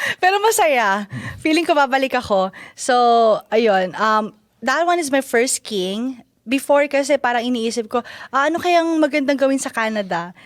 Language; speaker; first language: Filipino; native; Filipino